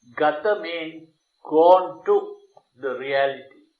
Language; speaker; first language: English; non-native, local second language; Sinhala